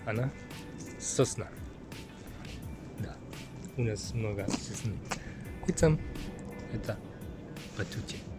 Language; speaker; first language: Russian; non-native, learner; Finnish